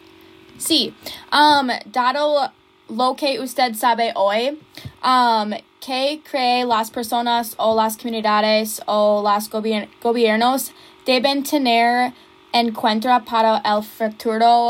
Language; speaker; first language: Spanish; non-native, learner; English